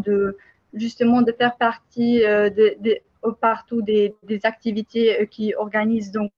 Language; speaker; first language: French; non-native, fluent; Albanian